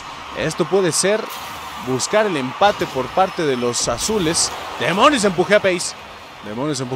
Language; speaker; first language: Spanish; native; Spanish